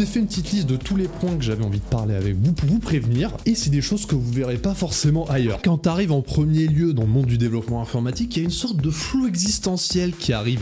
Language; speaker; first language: French; native; French